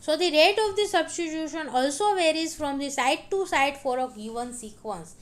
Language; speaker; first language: English; non-native, local second language; Gujarati